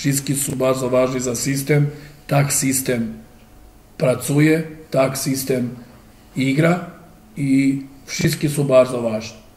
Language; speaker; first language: Polish; non-native, learner; Serbian